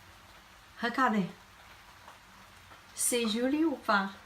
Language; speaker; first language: French; non-native, learner; Chinese